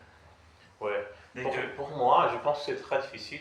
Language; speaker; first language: French; non-native, learner; Portuguese